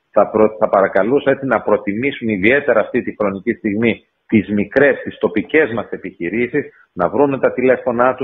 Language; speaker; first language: Greek; native; Greek